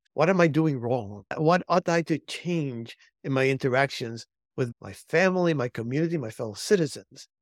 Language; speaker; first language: English; early bilingual, other home language; Spanish